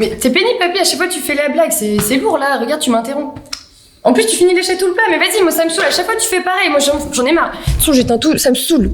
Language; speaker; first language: French; native; French